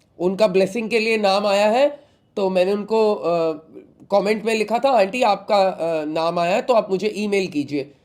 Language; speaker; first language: Hindi; native; Hindi